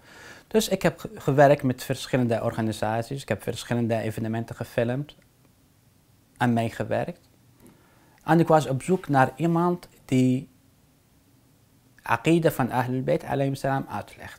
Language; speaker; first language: Dutch; non-native, fluent; Arabic